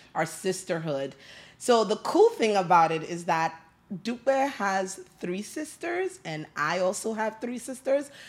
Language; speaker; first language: English; non-native, local second language; Yoruba